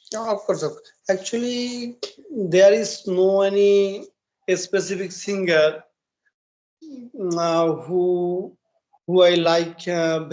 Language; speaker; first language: English; non-native, learner; Bangla